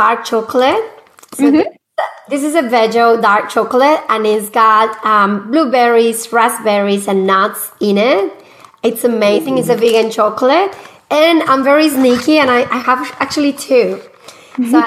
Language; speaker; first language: English; non-native, fluent; Spanish